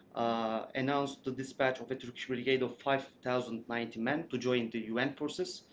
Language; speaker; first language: English; non-native, fluent; Turkish